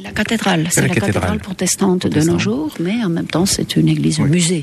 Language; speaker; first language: French; non-native, fluent; Estonian